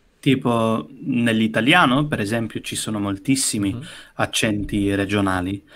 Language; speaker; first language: Italian; non-native, fluent; English